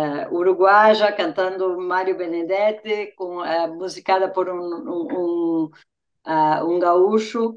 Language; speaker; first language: Spanish; non-native, fluent; Portuguese